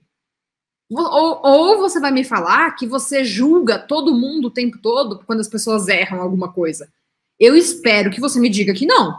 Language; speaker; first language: Portuguese; native; Portuguese